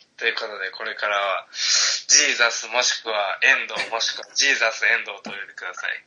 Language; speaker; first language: Japanese; native; Japanese